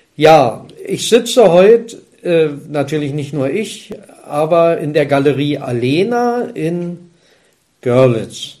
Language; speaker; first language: German; native; German